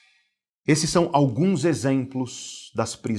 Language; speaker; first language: Portuguese; native; Portuguese